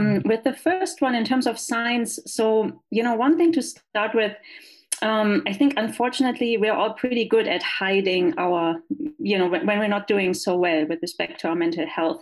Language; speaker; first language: English; non-native, fluent; German